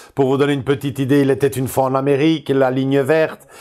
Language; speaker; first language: French; native; French